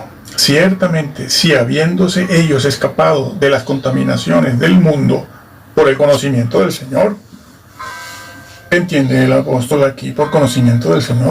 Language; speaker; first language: Spanish; native; Spanish